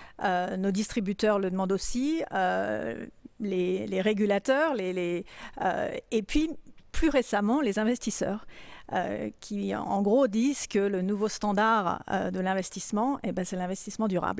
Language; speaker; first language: French; native; French